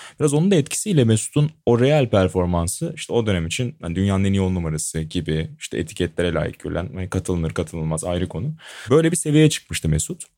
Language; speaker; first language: Turkish; native; Turkish